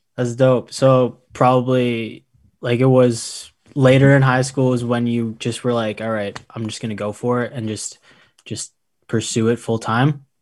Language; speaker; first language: English; early bilingual, other home language; Filipino